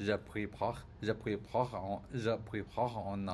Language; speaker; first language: French; non-native, learner; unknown